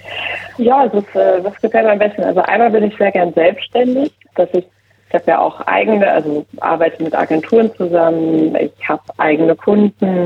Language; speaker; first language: German; native; German